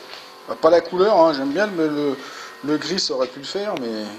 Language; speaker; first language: French; native; French